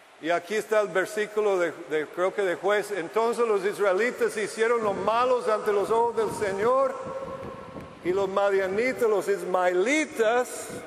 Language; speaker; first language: Spanish; non-native, fluent; English